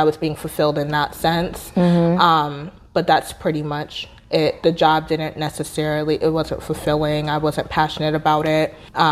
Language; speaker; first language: English; native; English